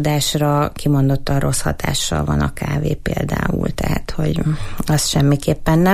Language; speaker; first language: Hungarian; native; Hungarian